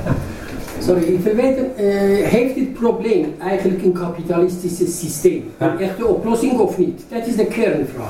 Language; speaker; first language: Dutch; non-native, fluent; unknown